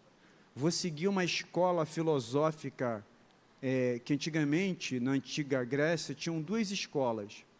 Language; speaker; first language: Portuguese; native; Portuguese